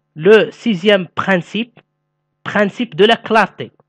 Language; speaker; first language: French; non-native, local second language; Arabic